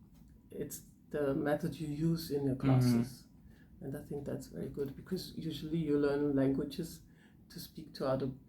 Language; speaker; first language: English; non-native, fluent; German